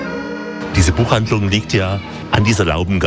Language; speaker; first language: German; native; German